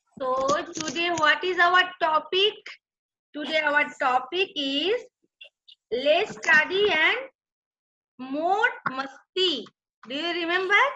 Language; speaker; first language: English; non-native, local second language; Bangla